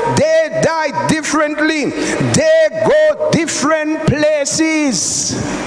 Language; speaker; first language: English; non-native, local second language; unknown